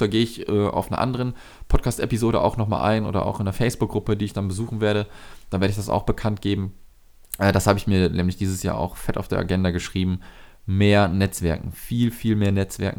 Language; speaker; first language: German; native; German